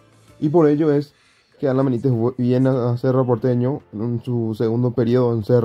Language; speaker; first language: Spanish; native; Spanish